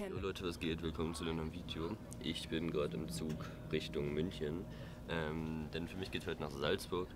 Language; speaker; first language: German; native; German